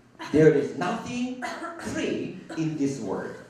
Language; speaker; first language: English; non-native, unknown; Korean